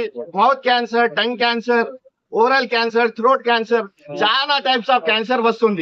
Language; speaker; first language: Telugu; non-native, local second language; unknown